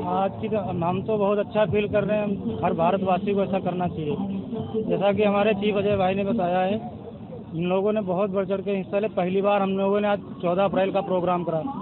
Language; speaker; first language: Hindi; non-native, local second language; Punjabi